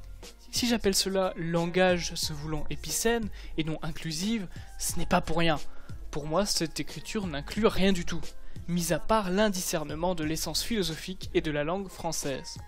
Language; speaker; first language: French; native; French